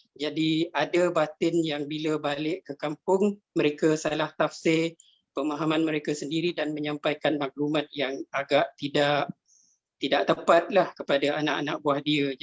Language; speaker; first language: Malay; non-native, local second language; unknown